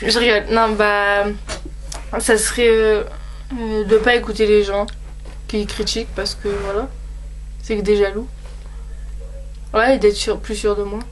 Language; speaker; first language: French; native; French